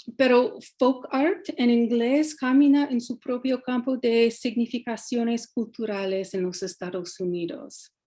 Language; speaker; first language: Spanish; non-native, fluent; English